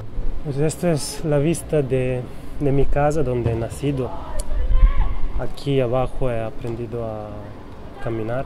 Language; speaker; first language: Spanish; non-native, fluent; Serbian